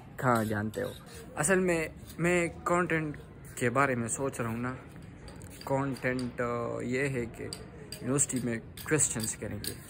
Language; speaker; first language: Urdu; non-native, local second language; Pashto